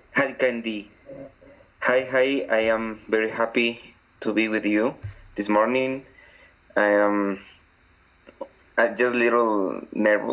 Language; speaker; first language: English; non-native, learner; Spanish